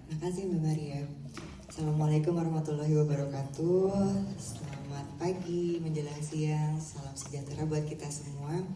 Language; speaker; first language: Indonesian; native; Indonesian